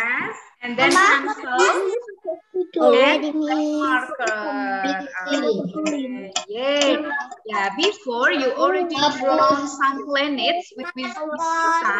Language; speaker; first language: English; non-native, local second language; Indonesian